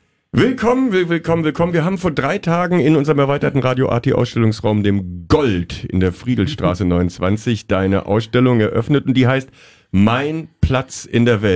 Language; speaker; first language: German; native; German